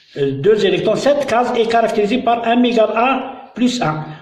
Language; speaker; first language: French; non-native, local second language; Arabic